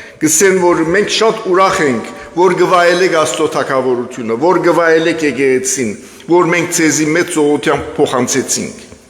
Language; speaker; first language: Armenian; native; Armenian